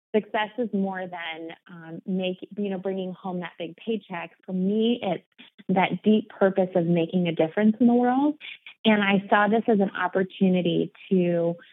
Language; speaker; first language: English; native; English